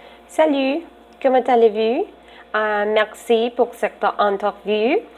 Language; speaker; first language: French; non-native, learner; Spanish